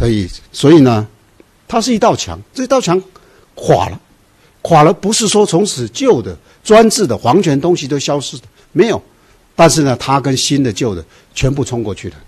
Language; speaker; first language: Chinese; native; Chinese